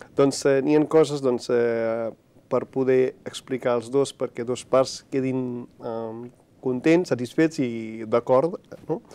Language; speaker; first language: Catalan; non-native, fluent; Punjabi